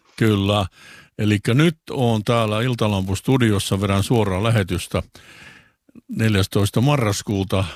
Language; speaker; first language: Finnish; native; Finnish